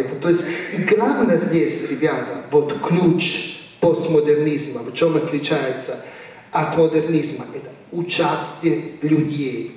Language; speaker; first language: Russian; non-native, fluent; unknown